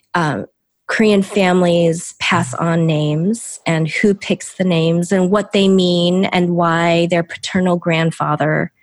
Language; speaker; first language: English; early bilingual, other home language; Korean